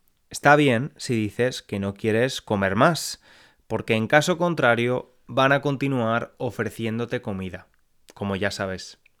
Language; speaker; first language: Spanish; native; Spanish